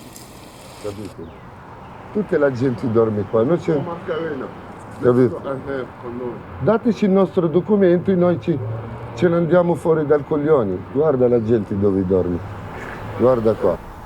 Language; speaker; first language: Italian; non-native, fluent; Arabic